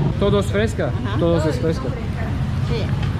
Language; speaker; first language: Spanish; non-native, learner; Turkish